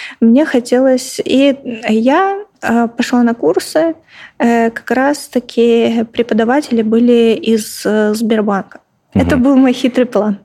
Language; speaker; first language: Russian; native; Russian